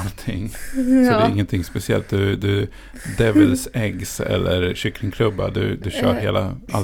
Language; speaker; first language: Swedish; native; Swedish